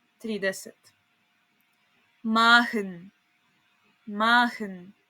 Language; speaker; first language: Korean; non-native, fluent; Serbian